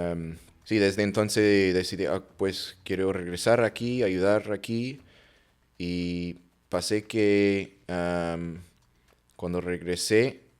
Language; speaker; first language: Spanish; non-native, fluent; English